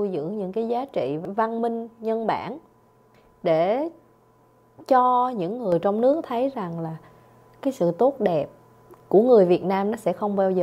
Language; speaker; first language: Vietnamese; native; Vietnamese